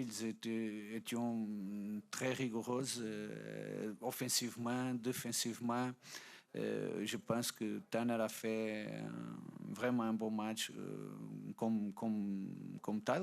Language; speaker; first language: French; non-native, fluent; Portuguese